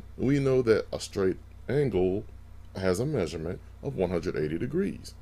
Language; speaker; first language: English; native; English